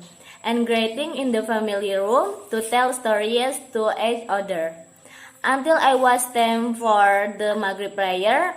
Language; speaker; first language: English; non-native, learner; Indonesian